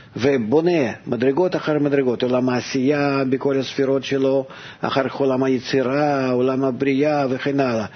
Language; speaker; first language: Hebrew; non-native, fluent; Russian